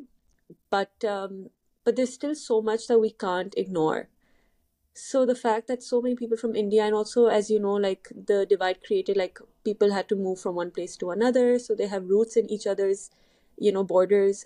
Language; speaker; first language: English; non-native, local second language; Urdu